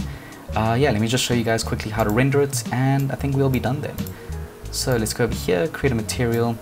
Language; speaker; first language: English; native; English